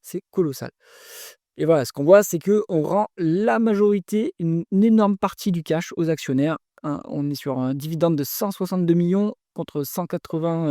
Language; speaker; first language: French; native; French